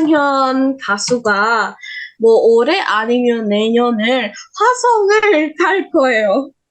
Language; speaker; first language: Korean; non-native, learner; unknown